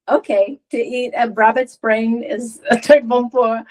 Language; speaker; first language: French; non-native, learner; English